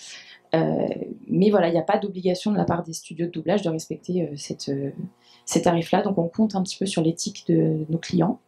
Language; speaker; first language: French; native; French